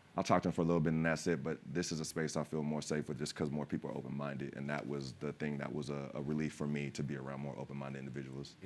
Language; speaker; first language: English; native; English